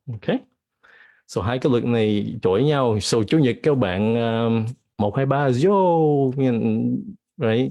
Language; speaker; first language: Vietnamese; early bilingual, heritage; Vietnamese